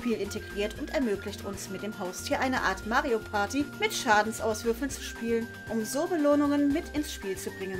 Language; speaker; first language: German; native; German